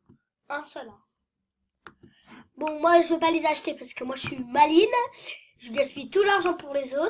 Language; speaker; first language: French; native; French